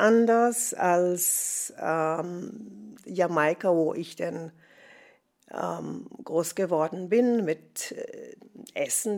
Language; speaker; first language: German; non-native, fluent; English